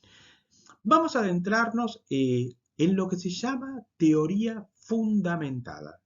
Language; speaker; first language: Spanish; native; Spanish